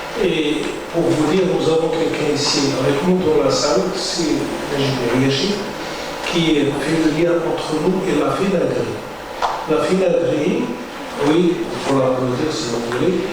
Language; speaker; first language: French; non-native, local second language; Arabic